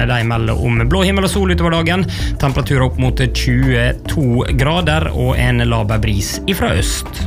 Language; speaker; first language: Norwegian; native; Norwegian